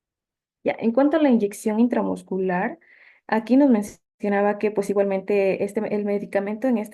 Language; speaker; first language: Spanish; native; Spanish